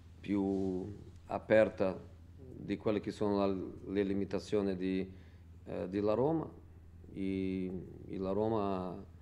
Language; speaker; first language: Italian; non-native, fluent; Portuguese